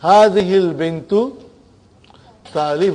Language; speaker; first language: Arabic; non-native, fluent; Urdu